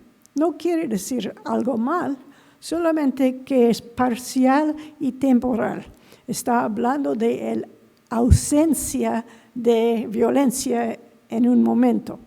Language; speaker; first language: Spanish; non-native, fluent; English